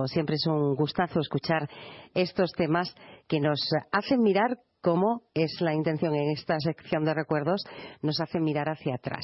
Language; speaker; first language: Spanish; native; Spanish